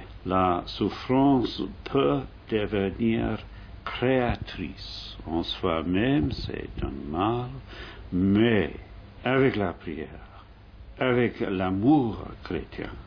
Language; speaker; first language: French; non-native, fluent; English